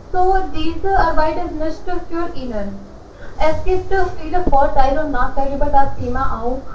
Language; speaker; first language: German; non-native, learner; Hindi